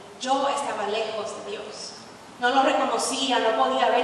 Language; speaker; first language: Spanish; early bilingual, heritage; Spanish